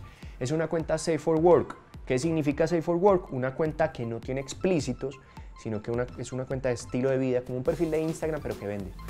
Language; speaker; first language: Spanish; native; Spanish